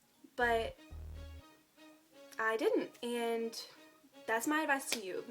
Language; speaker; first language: English; native; English